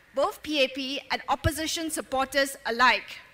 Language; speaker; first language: English; native; English